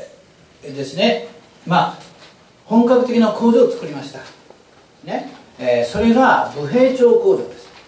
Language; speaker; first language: Japanese; native; Japanese